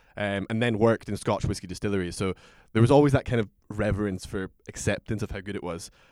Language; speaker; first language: English; native; English